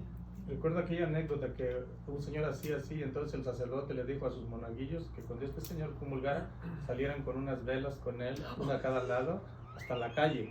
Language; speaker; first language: Spanish; native; Spanish